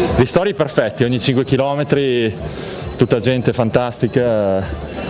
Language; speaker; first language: Italian; native; Italian